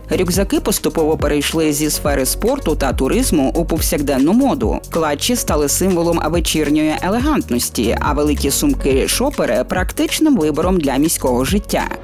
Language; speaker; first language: Ukrainian; native; Ukrainian